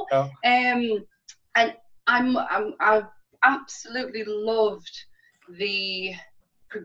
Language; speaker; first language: English; native; English